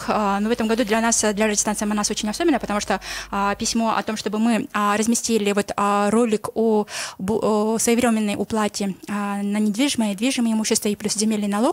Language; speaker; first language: Russian; non-native, local second language; Kyrgyz